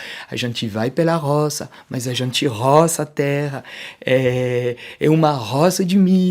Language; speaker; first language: Portuguese; non-native, fluent; French